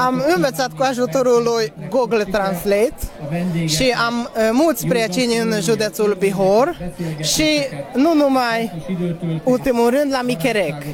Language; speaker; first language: Romanian; non-native, learner; Hungarian